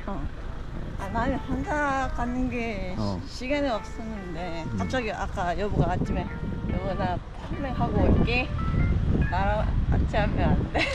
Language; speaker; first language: Korean; non-native, learner; Filipino